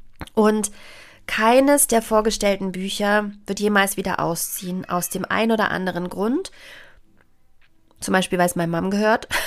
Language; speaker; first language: German; native; German